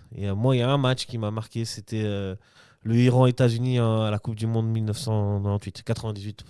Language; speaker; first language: French; native; French